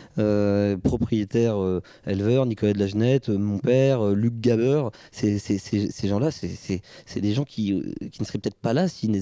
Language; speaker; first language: French; native; French